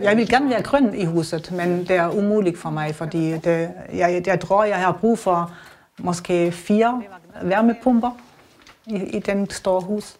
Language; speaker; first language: Danish; non-native, learner; German